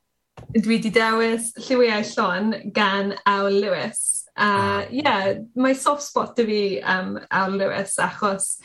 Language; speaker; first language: Welsh; non-native, learner; English